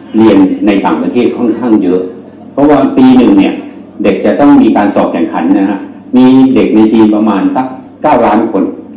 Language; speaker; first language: Thai; native; Thai